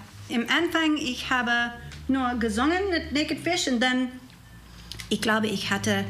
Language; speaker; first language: German; non-native, learner; English